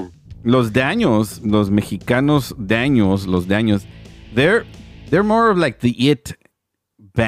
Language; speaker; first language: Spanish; early bilingual, heritage; Spanish